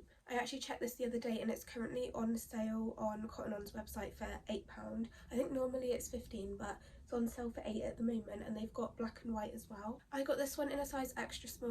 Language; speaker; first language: English; native; English